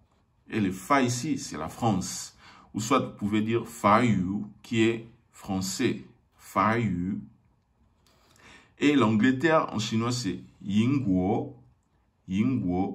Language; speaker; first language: French; non-native, local second language; Lingala